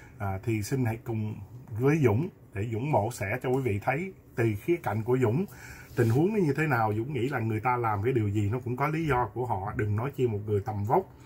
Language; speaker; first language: Vietnamese; native; Vietnamese